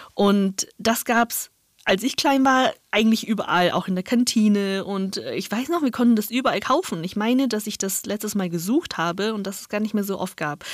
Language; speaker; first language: German; non-native, fluent; Chinese